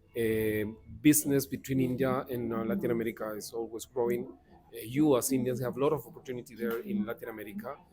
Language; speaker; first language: English; non-native, fluent; Spanish